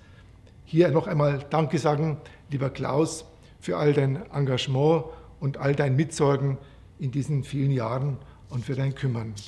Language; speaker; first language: German; native; German